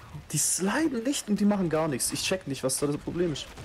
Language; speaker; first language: German; native; German